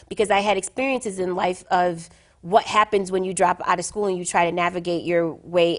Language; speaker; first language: English; native; English